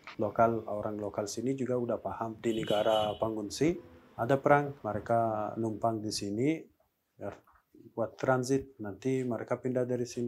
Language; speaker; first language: Indonesian; non-native, learner; Persian